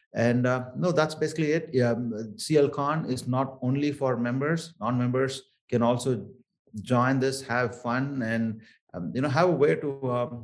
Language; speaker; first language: English; non-native, local second language; Tamil